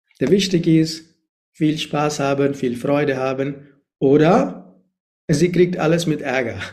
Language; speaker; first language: German; non-native, learner; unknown